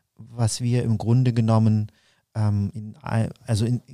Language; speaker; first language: German; non-native, fluent; Ukrainian